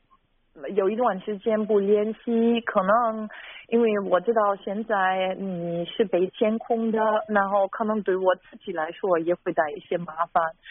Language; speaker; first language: Chinese; non-native, fluent; German